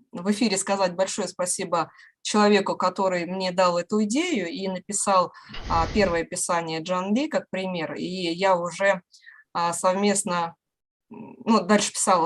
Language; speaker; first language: Russian; native; Russian